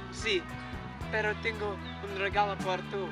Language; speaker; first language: Spanish; non-native, learner; English